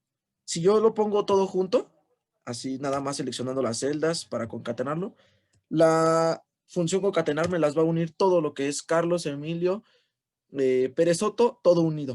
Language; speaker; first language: Spanish; native; Spanish